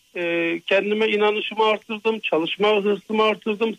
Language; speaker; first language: Turkish; native; Turkish